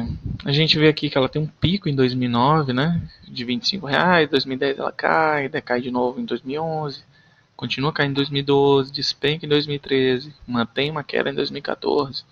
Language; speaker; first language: Portuguese; native; Portuguese